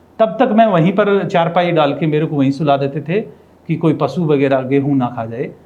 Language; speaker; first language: Hindi; non-native, local second language; Rajasthani